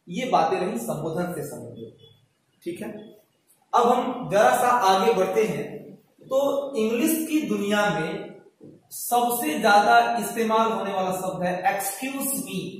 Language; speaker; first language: Hindi; native; Hindi